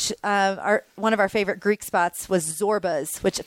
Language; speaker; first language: English; native; English